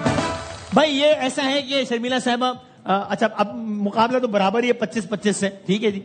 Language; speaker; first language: Urdu; native; Urdu